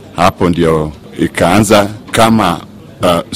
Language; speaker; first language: Swahili; non-native, local second language; Luo (Kenya and Tanzania)